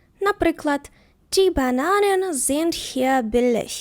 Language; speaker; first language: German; non-native, fluent; Ukrainian